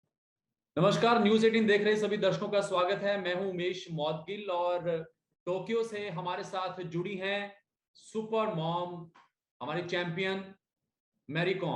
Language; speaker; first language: Hindi; native; Hindi